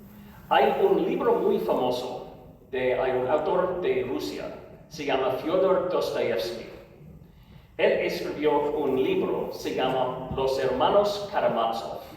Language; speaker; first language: Spanish; non-native, learner; English